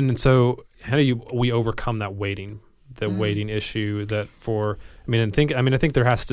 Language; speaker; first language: English; native; English